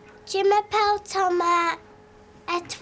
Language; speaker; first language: French; non-native, learner; English